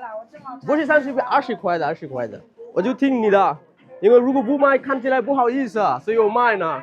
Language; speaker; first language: Chinese; non-native, learner; Bangla